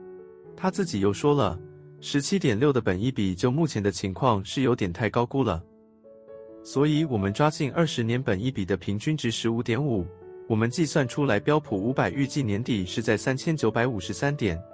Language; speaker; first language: Chinese; native; Chinese